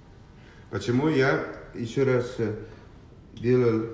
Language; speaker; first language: Russian; non-native, learner; Italian